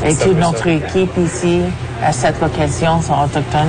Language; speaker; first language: French; non-native, fluent; English